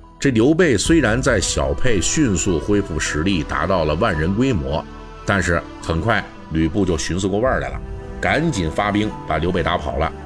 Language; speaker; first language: Chinese; native; Chinese